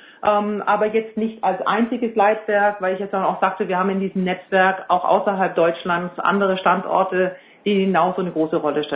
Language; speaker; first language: German; native; German